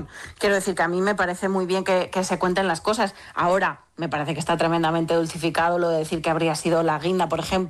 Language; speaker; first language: Spanish; native; Spanish